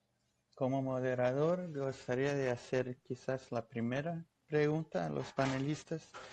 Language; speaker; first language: Spanish; non-native, fluent; Portuguese